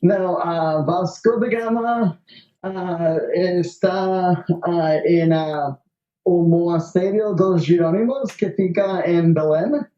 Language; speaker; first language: Portuguese; non-native, learner; Spanish